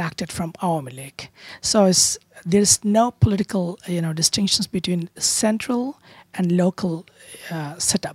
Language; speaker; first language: English; non-native, local second language; Bangla